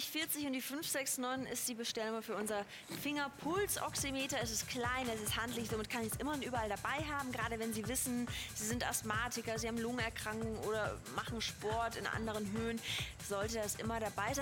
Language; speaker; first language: German; native; German